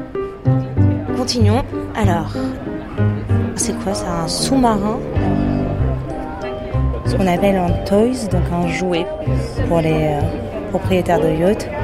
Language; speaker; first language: French; native; French